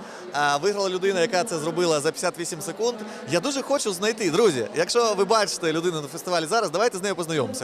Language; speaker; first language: Ukrainian; native; Ukrainian